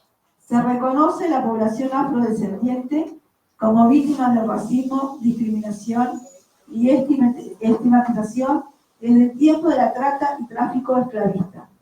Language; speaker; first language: Spanish; native; Spanish